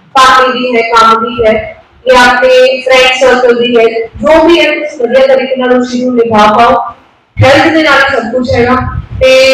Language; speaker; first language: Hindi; non-native, local second language; Punjabi